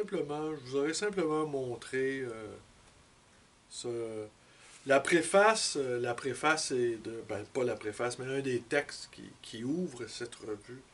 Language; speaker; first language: French; native; French